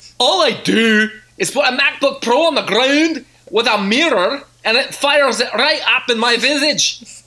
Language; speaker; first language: English; native; English